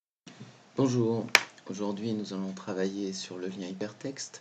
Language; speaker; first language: French; native; French